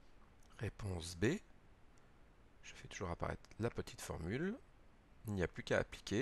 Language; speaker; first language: French; native; French